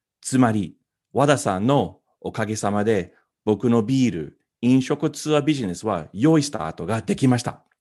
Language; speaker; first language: Japanese; non-native, fluent; English